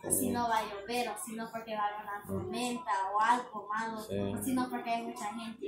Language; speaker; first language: Spanish; early bilingual, heritage; Spanish